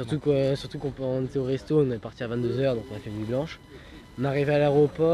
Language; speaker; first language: French; native; French